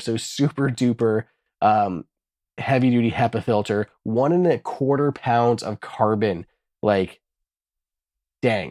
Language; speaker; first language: English; native; English